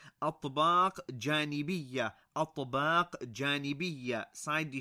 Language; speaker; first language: Arabic; non-native, fluent; English